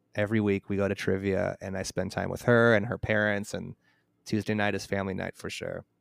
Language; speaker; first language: English; native; English